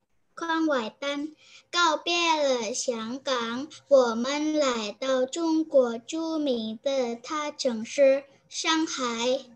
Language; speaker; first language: Chinese; non-native, learner; Indonesian